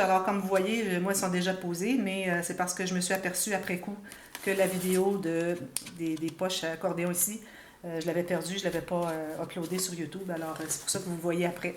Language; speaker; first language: French; native; French